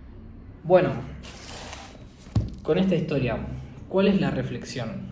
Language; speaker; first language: Spanish; native; Spanish